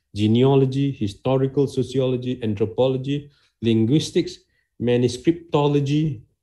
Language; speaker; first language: English; non-native, local second language; Malay